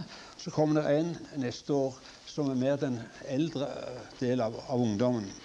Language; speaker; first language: Norwegian; native; Norwegian